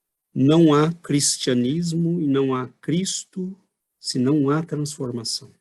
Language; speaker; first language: Portuguese; native; Portuguese